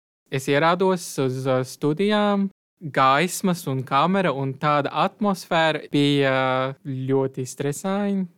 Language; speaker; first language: Latvian; non-native, fluent; Turkish